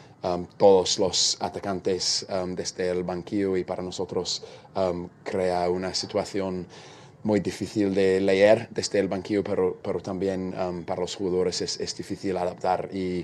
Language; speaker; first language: Spanish; non-native, fluent; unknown